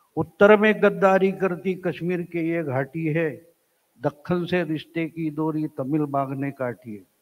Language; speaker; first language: Hindi; non-native, local second language; Marathi